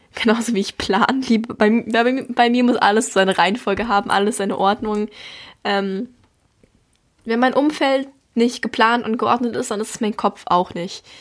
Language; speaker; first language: German; native; German